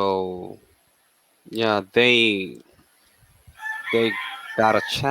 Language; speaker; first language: English; non-native, learner; Korean